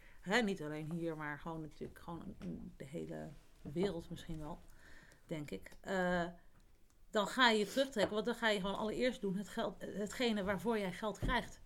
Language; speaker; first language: Dutch; native; Dutch